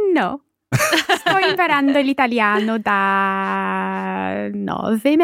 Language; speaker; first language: Italian; non-native, learner; English